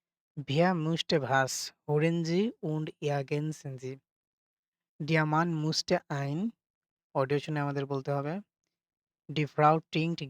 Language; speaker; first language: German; non-native, fluent; Bangla